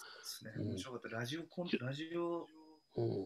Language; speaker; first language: Japanese; native; Japanese